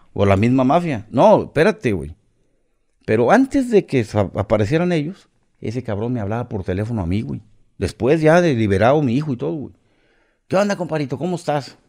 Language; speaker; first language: Spanish; native; Spanish